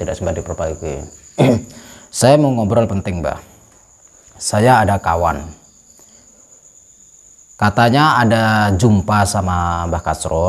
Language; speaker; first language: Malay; non-native, local second language; Javanese